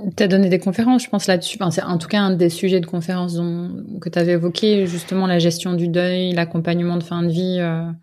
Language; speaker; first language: French; native; French